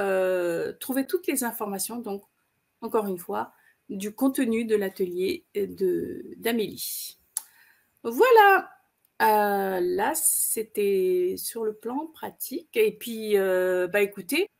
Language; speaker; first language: French; native; French